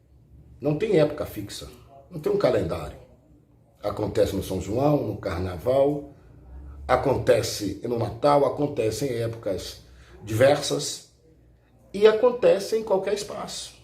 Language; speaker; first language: Portuguese; native; Portuguese